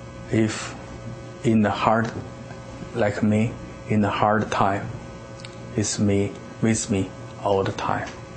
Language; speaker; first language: English; non-native, learner; Chinese